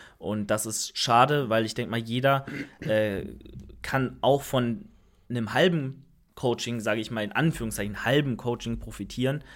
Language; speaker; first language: German; native; German